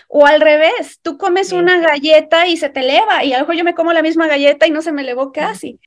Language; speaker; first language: Spanish; native; Spanish